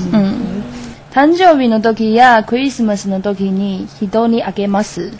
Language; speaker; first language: Japanese; non-native, learner; Chinese